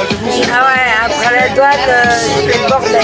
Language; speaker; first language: French; native; French